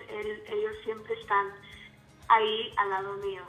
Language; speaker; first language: Spanish; early bilingual, heritage; Spanish